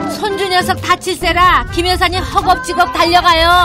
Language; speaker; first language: Korean; native; Korean